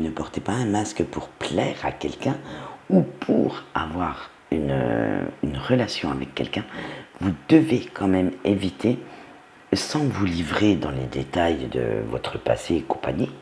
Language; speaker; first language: French; native; French